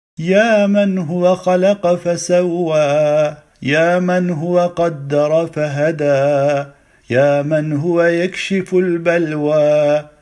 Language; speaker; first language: Arabic; non-native, fluent; Turkish